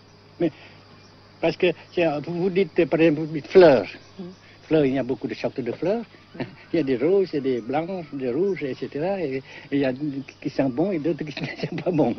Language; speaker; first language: French; non-native, fluent; Vietnamese